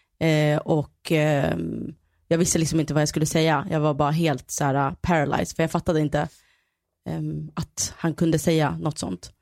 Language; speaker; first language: Swedish; early bilingual, other home language; Somali